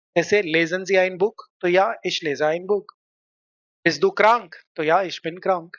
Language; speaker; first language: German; non-native, fluent; Hindi